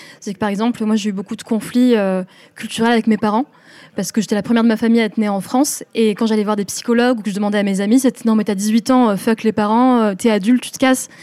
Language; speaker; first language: French; early bilingual, other home language; Arabic